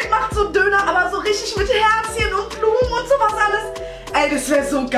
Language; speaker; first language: German; native; German